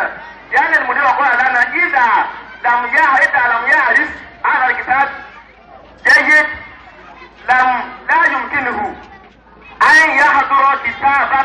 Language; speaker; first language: Arabic; non-native, learner; Yoruba